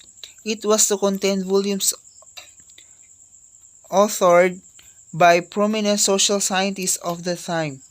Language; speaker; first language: English; non-native, local second language; Filipino